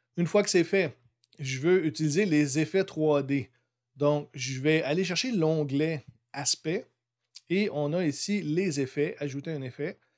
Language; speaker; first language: French; native; French